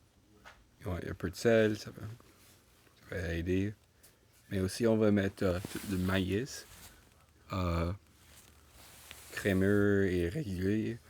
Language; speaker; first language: French; non-native, local second language; English